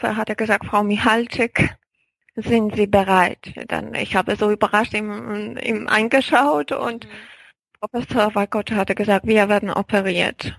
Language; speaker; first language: German; non-native, fluent; Polish